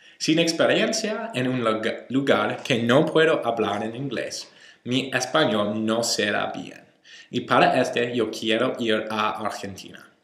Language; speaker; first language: Spanish; non-native, learner; English